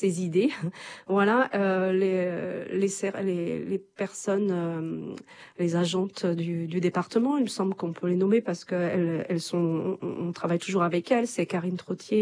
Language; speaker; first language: French; native; French